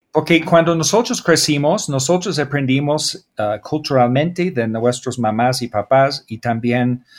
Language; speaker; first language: Spanish; non-native, fluent; English